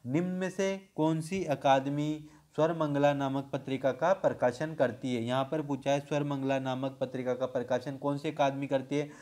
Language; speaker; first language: Hindi; native; Hindi